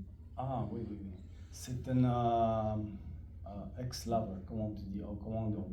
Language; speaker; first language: French; non-native, fluent; Romanian